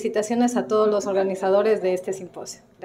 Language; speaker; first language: Spanish; native; Spanish